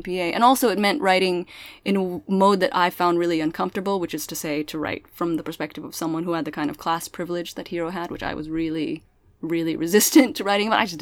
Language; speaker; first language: English; early bilingual, other home language; Pangasinan